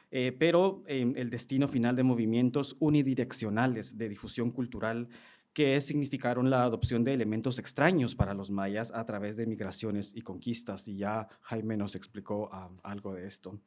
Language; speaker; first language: Spanish; native; Spanish